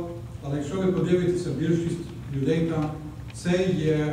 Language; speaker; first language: Ukrainian; early bilingual, heritage; Ukrainian